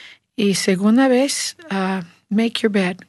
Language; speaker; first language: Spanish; non-native, learner; English